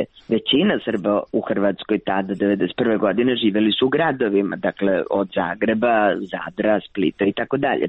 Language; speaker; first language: Croatian; native; Croatian